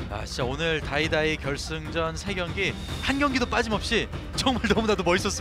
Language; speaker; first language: Korean; native; Korean